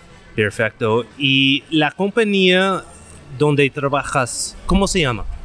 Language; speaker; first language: Spanish; non-native, learner; English